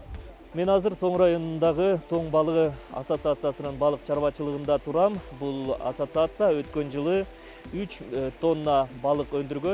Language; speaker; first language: Kyrgyz; native; Kyrgyz